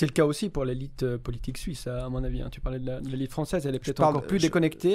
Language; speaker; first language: French; native; French